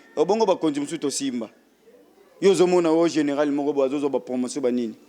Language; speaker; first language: Lingala; non-native, local second language; Kongo